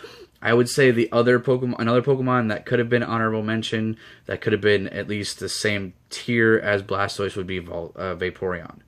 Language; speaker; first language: English; native; English